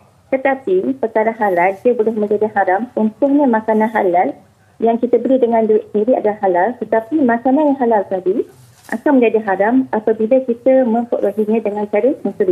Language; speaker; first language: Malay; native; Malay